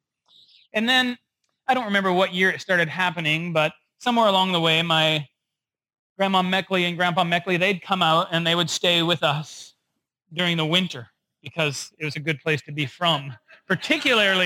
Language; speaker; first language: English; native; English